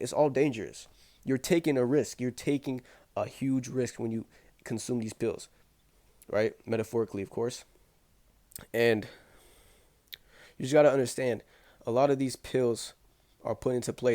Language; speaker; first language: English; native; English